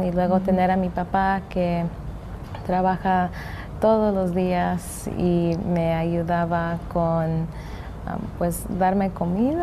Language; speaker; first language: Spanish; early bilingual, heritage; English